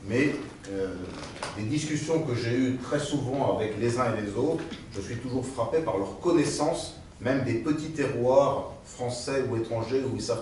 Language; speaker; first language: French; native; French